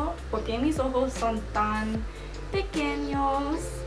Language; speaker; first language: Spanish; non-native, learner; English